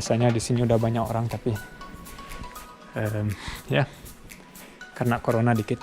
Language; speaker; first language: Indonesian; early bilingual, heritage; German